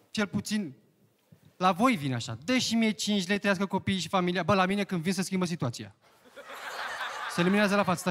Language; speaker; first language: Romanian; native; Romanian